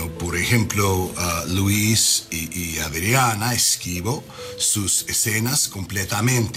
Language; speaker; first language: Spanish; non-native, learner; English